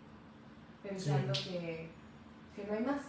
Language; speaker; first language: Spanish; native; Spanish